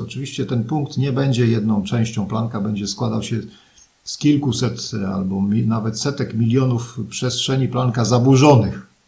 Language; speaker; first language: Polish; native; Polish